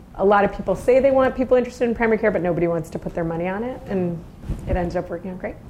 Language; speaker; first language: English; native; English